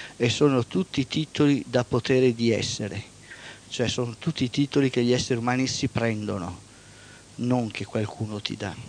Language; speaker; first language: Italian; native; Italian